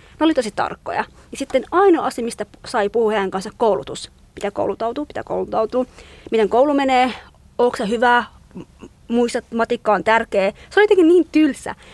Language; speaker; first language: Finnish; non-native, fluent; Kurdish